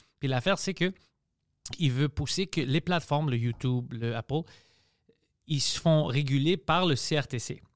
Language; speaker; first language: French; early bilingual, other home language; Greek